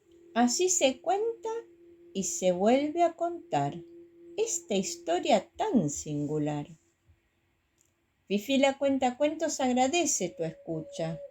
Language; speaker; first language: Spanish; native; Spanish